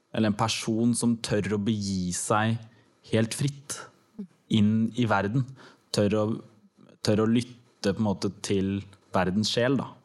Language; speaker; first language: Norwegian; early bilingual, other home language; Turkish